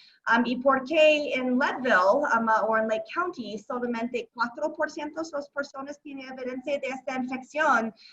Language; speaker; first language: Spanish; non-native, learner; English